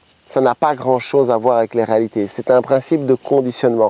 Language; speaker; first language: French; native; French